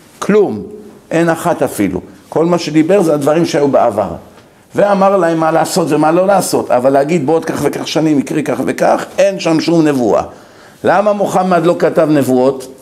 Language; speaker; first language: Hebrew; native; Hebrew